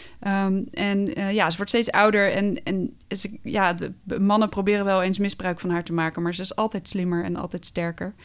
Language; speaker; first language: Dutch; native; Dutch